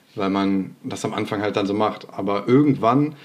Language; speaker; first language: German; native; German